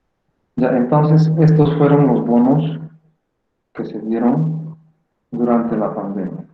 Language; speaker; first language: Spanish; native; Spanish